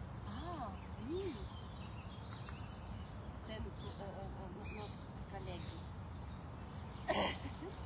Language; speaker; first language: French; non-native, learner; Ukrainian